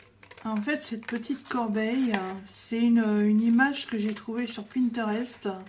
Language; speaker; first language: French; native; French